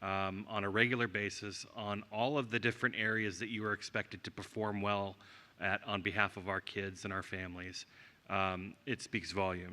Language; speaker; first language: English; native; English